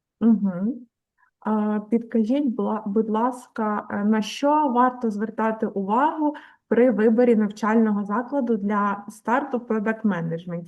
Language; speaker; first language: Ukrainian; native; Ukrainian